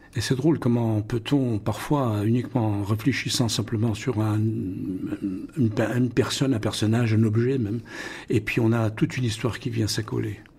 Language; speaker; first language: French; non-native, local second language; Russian